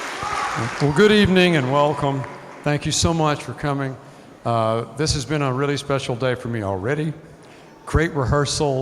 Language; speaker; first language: English; native; English